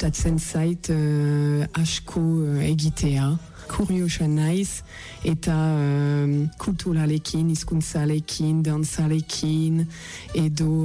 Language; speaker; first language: Basque; non-native, learner; French